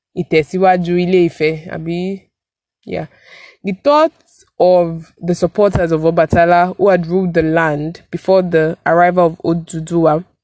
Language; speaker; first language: English; non-native, local second language; Yoruba